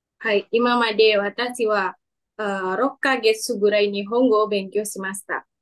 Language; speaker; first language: Japanese; non-native, learner; Indonesian